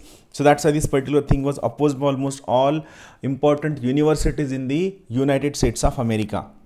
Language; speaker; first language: English; non-native, local second language; Marathi